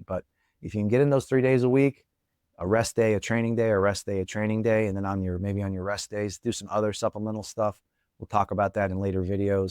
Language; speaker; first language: English; native; English